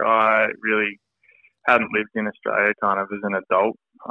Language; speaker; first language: English; native; English